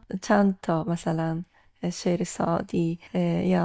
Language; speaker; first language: Persian; non-native, fluent; Japanese